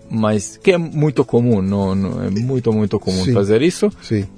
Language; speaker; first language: Portuguese; non-native, learner; Hebrew